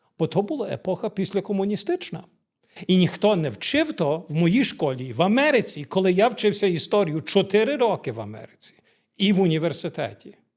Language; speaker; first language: Ukrainian; early bilingual, heritage; Ukrainian